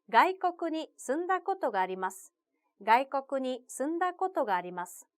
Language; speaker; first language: Japanese; non-native, fluent; Korean